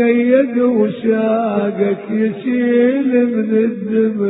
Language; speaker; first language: Arabic; native; Arabic